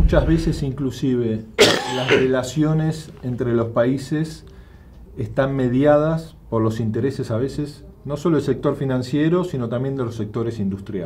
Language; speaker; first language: Portuguese; non-native, learner; Spanish